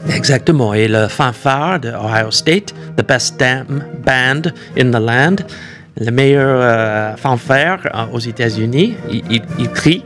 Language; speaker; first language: French; non-native, fluent; English